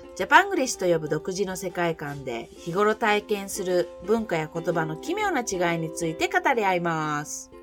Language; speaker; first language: Japanese; early bilingual, heritage; Japanese